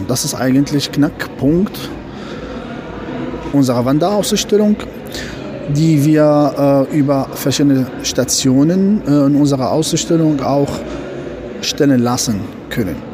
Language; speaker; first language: German; non-native, fluent; Arabic